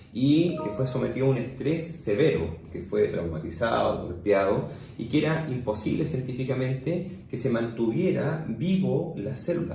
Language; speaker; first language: Spanish; native; Spanish